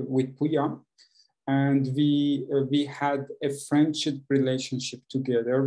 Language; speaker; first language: English; non-native, fluent; Persian